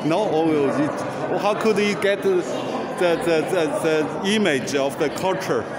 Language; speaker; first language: English; non-native, learner; Chinese